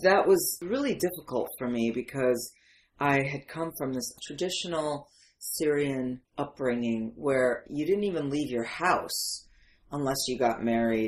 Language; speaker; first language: English; early bilingual, other home language; Arabic